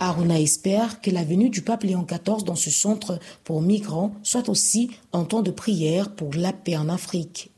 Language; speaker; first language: French; native; French